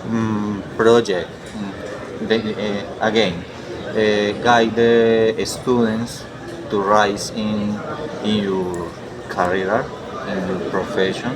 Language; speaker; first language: English; non-native, learner; Spanish